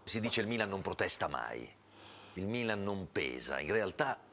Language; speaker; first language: Italian; non-native, learner; English